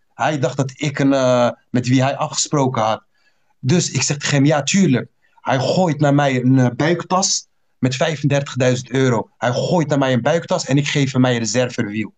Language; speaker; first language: Dutch; early bilingual, other home language; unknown